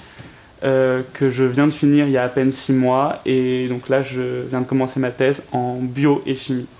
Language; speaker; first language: French; native; French